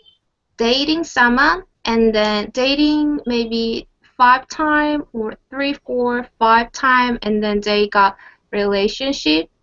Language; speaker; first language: English; non-native, learner; Korean